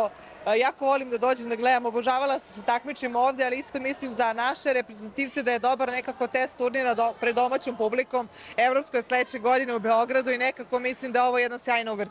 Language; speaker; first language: Serbian; native; Serbian